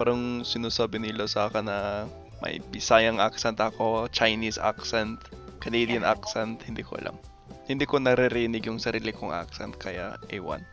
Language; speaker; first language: Filipino; non-native, fluent; English